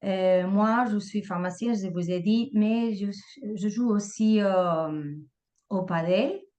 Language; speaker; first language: French; non-native, fluent; Spanish